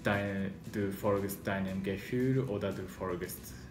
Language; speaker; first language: German; non-native, learner; Japanese